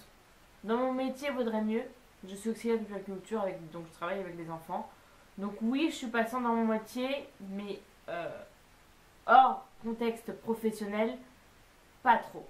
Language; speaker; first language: French; native; French